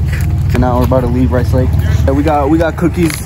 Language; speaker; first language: English; native; English